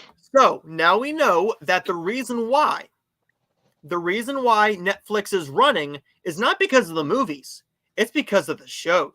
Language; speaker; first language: English; native; English